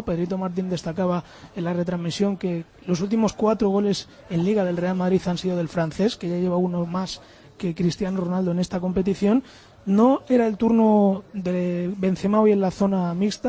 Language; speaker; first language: Spanish; native; Spanish